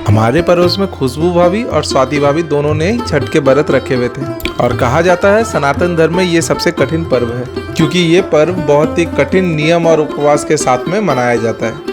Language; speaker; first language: Hindi; native; Hindi